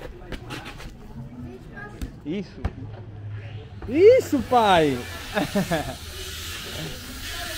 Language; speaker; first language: Portuguese; non-native, learner; Spanish